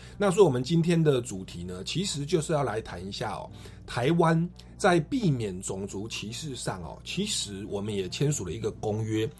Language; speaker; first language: Chinese; non-native, local second language; Min Nan Chinese